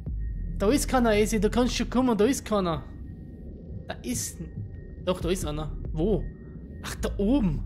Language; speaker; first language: German; native; German